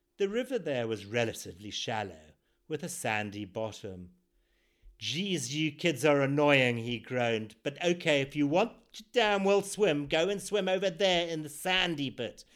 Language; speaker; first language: English; native; English